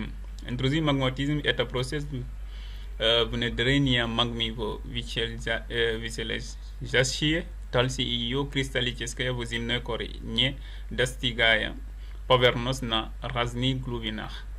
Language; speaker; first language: Russian; non-native, learner; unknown